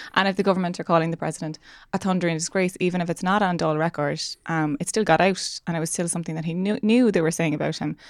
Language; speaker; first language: English; native; English